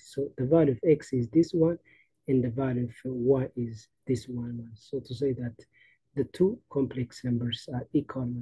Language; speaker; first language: English; non-native, local second language; Amharic